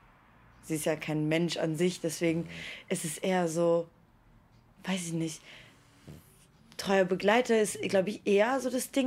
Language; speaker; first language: German; native; German